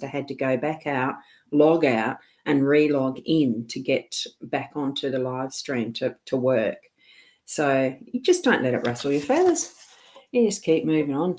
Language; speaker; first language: English; native; English